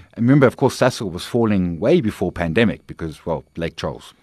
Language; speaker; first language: English; native; English